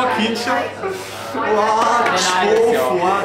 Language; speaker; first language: Japanese; non-native, learner; English